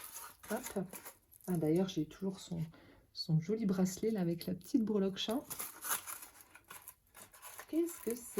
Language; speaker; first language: French; native; French